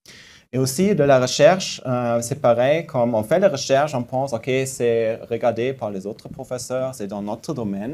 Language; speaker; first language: French; non-native, fluent; German